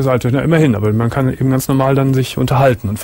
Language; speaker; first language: German; native; German